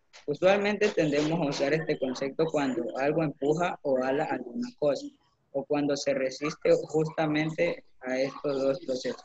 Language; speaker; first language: Spanish; native; Spanish